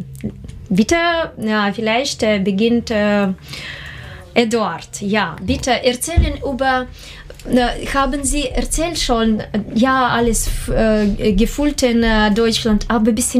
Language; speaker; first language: German; non-native, learner; Russian